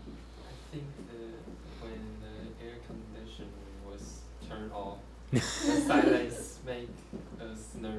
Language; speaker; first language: English; non-native, learner; Chinese